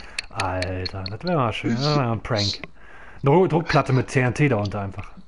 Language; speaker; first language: German; native; German